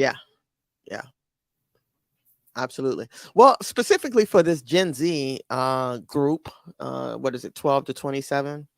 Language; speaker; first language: English; native; English